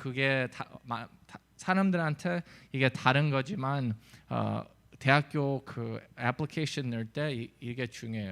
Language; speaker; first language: Korean; early bilingual, heritage; English